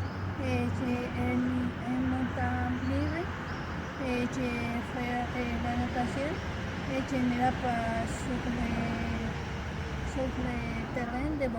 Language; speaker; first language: French; non-native, learner; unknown